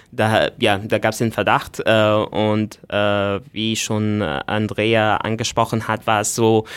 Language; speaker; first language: German; non-native, fluent; Arabic